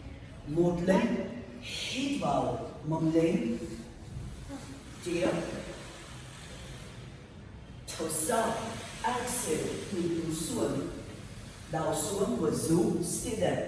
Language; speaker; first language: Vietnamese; non-native, learner; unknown